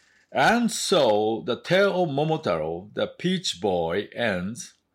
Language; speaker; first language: English; non-native, fluent; Japanese